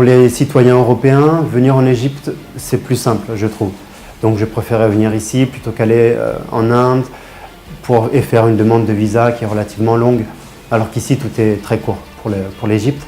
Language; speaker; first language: French; native; French